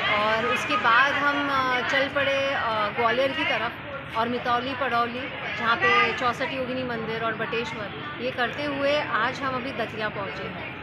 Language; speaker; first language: Hindi; non-native, local second language; Marathi